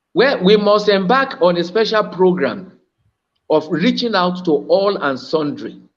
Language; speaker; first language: English; non-native, local second language; Yoruba